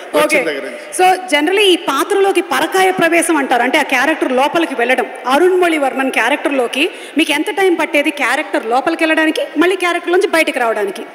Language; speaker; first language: Telugu; native; Telugu